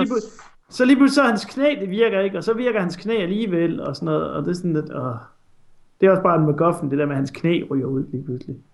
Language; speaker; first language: Danish; native; Danish